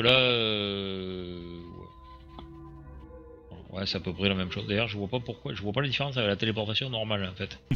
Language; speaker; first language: French; native; French